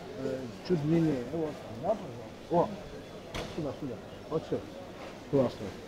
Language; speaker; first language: Russian; non-native, fluent; Armenian